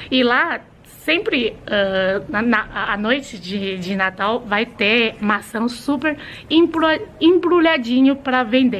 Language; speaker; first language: Portuguese; non-native, fluent; Chinese